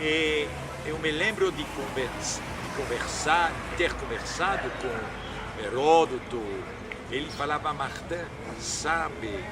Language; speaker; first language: Portuguese; non-native, fluent; French